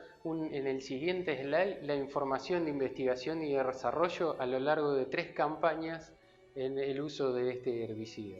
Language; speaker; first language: Spanish; native; Spanish